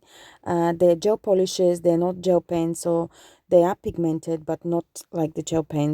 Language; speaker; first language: English; non-native, fluent; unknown